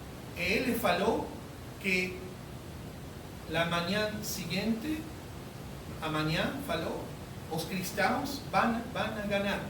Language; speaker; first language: Spanish; non-native, learner; Portuguese